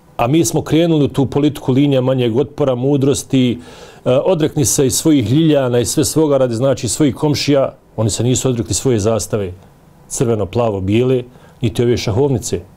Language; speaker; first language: Bosnian; native; Bosnian